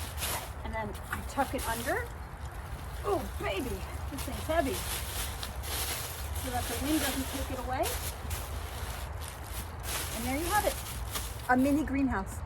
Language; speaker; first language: English; native; English